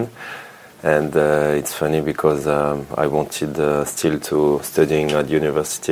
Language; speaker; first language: English; non-native, fluent; French